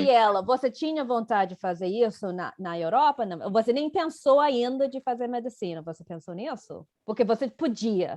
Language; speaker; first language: Portuguese; non-native, fluent; English